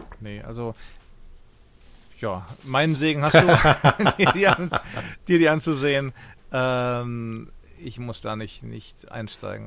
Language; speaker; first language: German; native; German